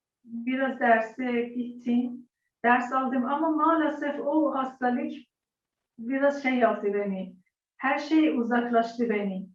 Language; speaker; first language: Turkish; non-native, learner; Persian